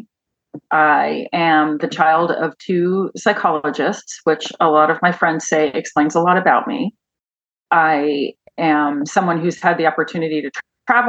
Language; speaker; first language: English; native; English